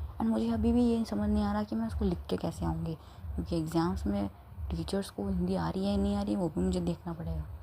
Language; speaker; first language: Hindi; non-native, local second language; Marwari